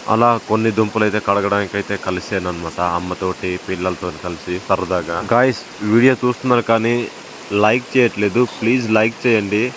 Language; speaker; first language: Telugu; non-native, local second language; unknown